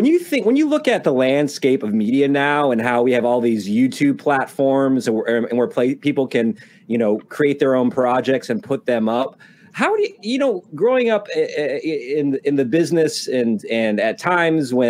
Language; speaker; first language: English; non-native, local second language; Filipino